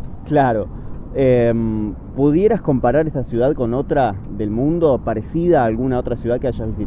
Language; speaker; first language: Spanish; native; Spanish